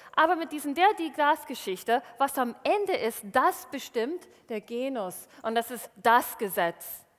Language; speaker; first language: German; non-native, fluent; English